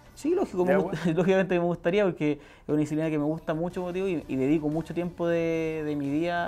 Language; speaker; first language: Spanish; native; Spanish